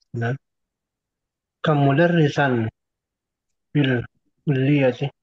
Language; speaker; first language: Arabic; non-native, learner; Indonesian